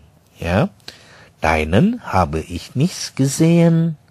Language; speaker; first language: German; non-native, fluent; Indonesian